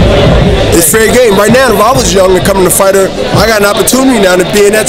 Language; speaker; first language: English; native; English